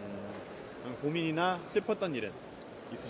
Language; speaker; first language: Korean; native; Korean